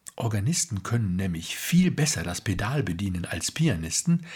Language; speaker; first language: German; native; German